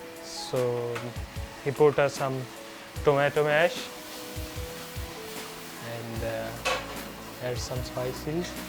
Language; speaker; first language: English; non-native, learner; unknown